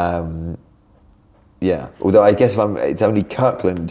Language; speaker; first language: English; native; English